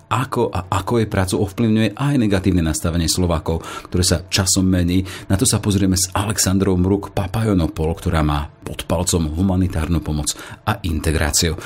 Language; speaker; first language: Slovak; native; Slovak